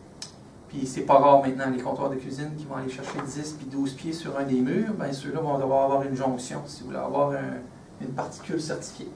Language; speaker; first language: French; native; French